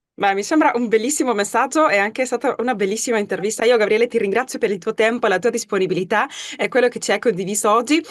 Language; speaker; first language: Italian; early bilingual, heritage; Spanish